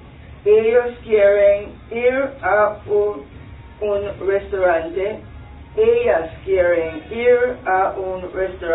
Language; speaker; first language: Spanish; non-native, learner; English